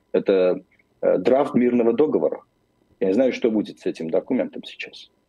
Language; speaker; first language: Russian; non-native, local second language; Armenian